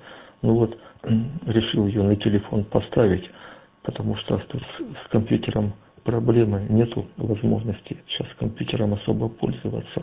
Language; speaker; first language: Russian; native; Russian